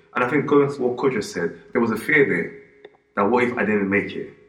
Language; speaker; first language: English; non-native, local second language; Yoruba